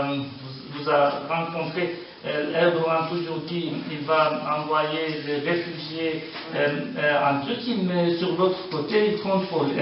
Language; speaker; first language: French; non-native, learner; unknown